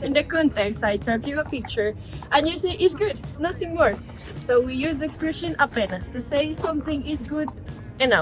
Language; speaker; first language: English; non-native, fluent; Spanish